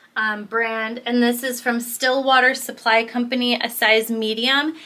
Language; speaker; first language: English; native; English